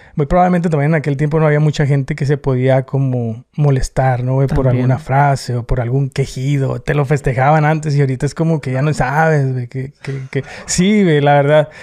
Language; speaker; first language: Spanish; native; Spanish